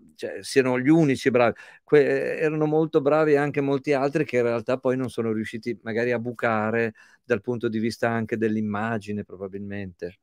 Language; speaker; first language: Italian; native; Italian